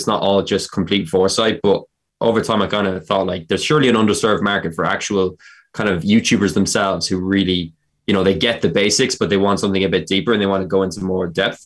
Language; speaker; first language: English; native; English